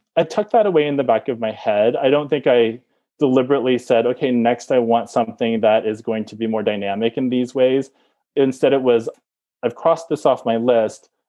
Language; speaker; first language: English; native; English